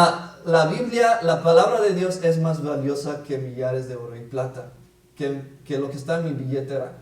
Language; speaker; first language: Spanish; non-native, fluent; English